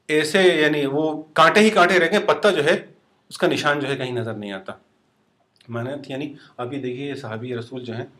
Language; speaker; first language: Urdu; non-native, fluent; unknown